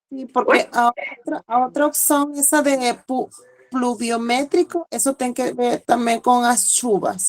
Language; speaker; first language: Portuguese; non-native, fluent; Spanish